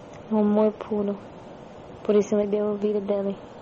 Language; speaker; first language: Portuguese; non-native, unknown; English